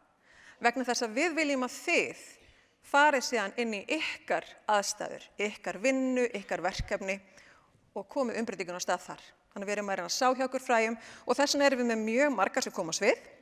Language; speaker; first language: Icelandic; native; Icelandic